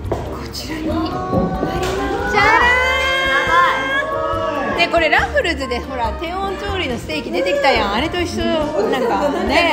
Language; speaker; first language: Japanese; native; Japanese